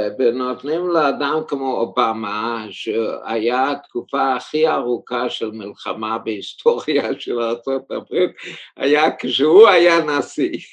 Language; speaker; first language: Hebrew; early bilingual, heritage; German